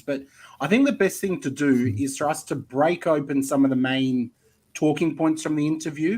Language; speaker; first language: English; native; English